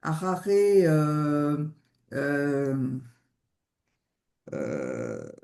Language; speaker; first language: Hebrew; non-native, learner; French